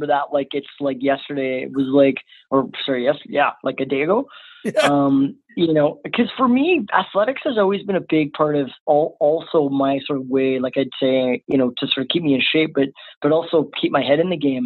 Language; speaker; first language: English; native; English